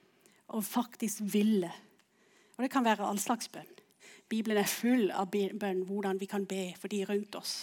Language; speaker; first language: Norwegian; non-native, fluent; English